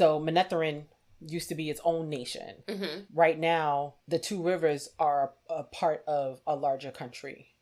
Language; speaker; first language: English; native; English